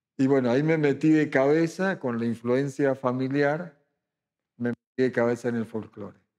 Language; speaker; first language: Spanish; native; Spanish